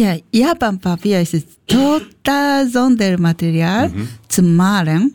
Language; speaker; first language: German; non-native, learner; Japanese